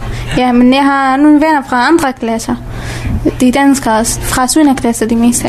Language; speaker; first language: Danish; early bilingual, other home language; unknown